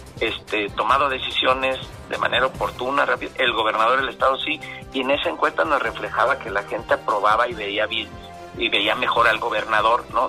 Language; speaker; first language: Spanish; native; Spanish